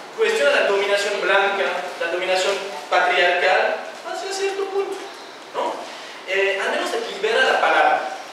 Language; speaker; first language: Spanish; non-native, fluent; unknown